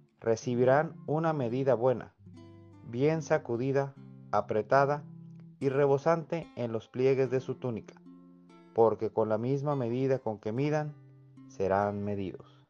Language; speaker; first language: Spanish; native; Spanish